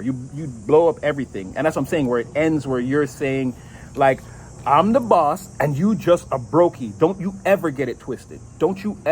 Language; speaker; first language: English; native; English